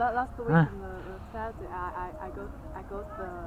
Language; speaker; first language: English; non-native, learner; Chinese